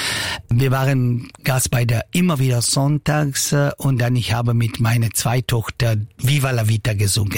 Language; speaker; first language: German; non-native, local second language; Italian